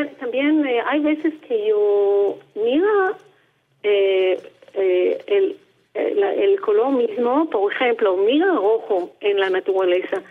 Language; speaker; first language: Spanish; non-native, learner; Hebrew